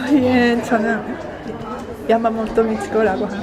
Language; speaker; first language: Korean; non-native, fluent; Japanese